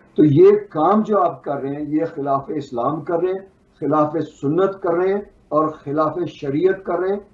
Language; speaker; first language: Urdu; non-native, local second language; Punjabi